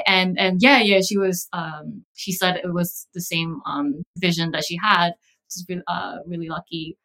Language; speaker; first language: English; early bilingual, other home language; Korean